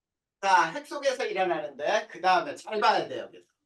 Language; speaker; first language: Korean; native; Korean